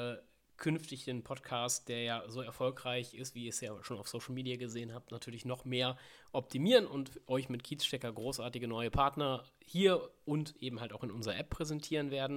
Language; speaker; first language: German; native; German